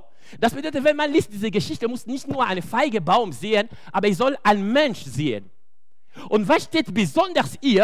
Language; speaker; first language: German; non-native, fluent; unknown